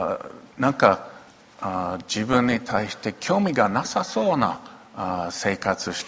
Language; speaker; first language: Japanese; non-native, local second language; English